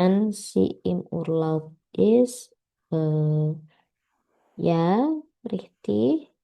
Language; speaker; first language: German; non-native, learner; Indonesian